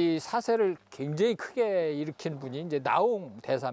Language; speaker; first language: Korean; native; Korean